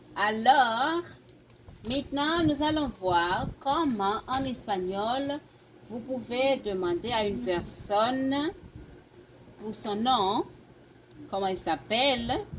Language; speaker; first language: French; non-native, fluent; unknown